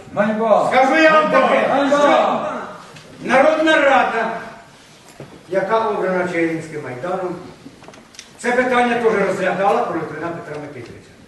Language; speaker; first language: Ukrainian; native; Ukrainian